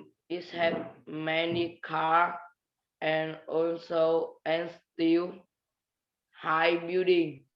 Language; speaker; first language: English; non-native, learner; Vietnamese